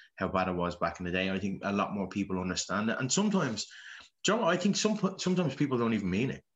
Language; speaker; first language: English; native; English